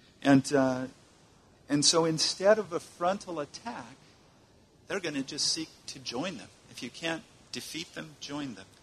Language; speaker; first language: English; native; English